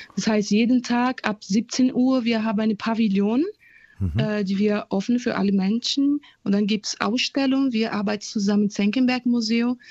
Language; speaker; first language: German; non-native, fluent; Portuguese